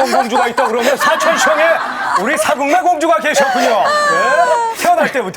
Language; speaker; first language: Korean; native; Korean